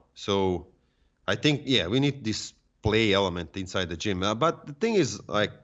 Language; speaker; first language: English; non-native, fluent; Serbian